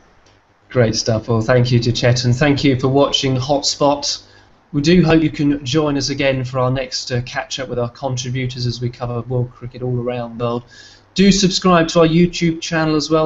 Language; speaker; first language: English; native; English